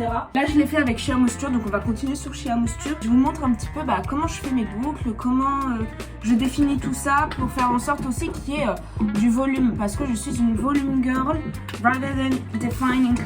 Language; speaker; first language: French; native; French